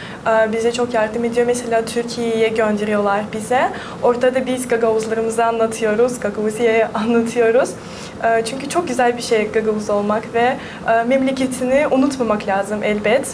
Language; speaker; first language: Turkish; non-native, fluent; Russian